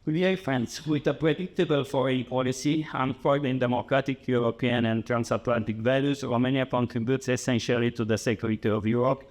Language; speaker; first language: English; non-native, fluent; Romanian